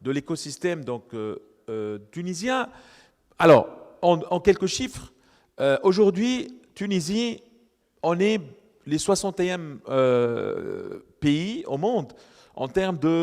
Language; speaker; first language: French; non-native, local second language; Arabic